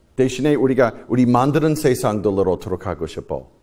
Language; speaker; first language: Korean; non-native, fluent; English